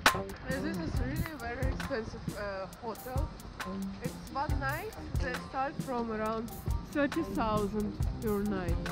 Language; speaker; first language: English; non-native, learner; Russian